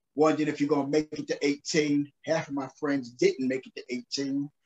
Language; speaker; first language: English; native; English